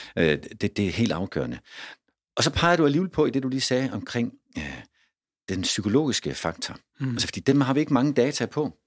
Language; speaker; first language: Danish; native; Danish